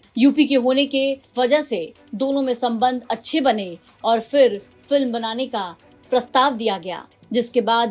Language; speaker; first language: Hindi; native; Hindi